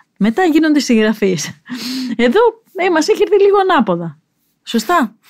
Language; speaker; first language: Greek; native; Greek